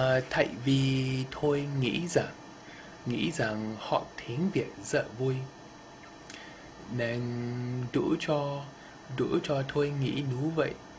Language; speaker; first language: Vietnamese; non-native, learner; English